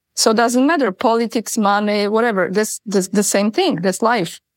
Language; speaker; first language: English; non-native, fluent; Polish